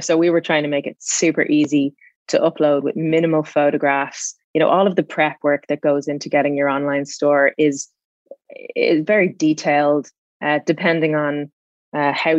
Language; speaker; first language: English; native; English